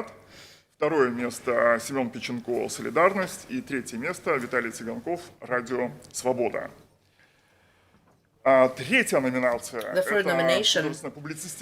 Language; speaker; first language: Russian; native; Russian